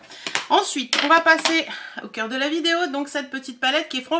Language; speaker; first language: French; native; French